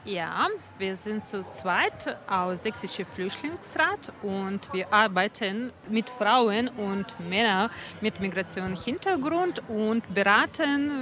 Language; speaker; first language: German; non-native, learner; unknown